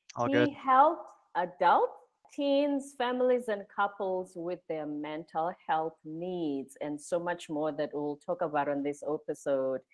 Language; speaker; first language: English; non-native, local second language; Zulu